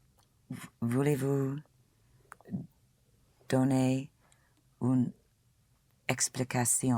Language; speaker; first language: French; non-native, learner; English